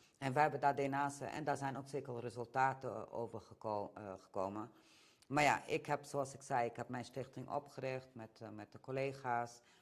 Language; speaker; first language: Dutch; early bilingual, other home language; Romany